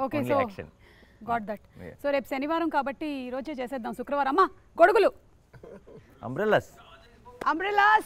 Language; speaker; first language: Telugu; native; Telugu